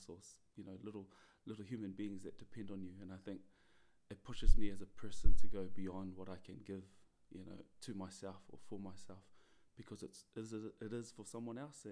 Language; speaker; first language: English; native; English